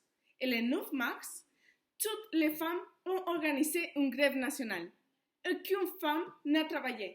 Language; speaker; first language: French; non-native, fluent; Spanish